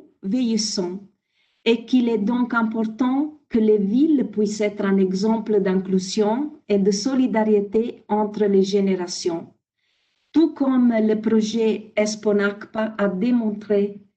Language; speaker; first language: French; non-native, fluent; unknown